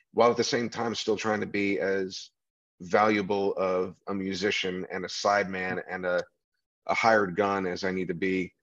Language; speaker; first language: English; native; English